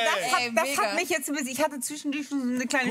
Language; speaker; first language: German; native; German